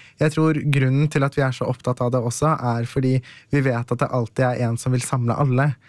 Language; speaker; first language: Norwegian; early bilingual, other home language; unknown